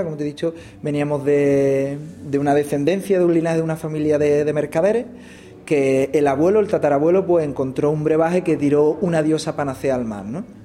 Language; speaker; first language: Spanish; native; Spanish